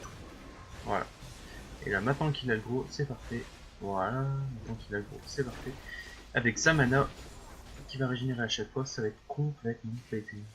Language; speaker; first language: French; native; French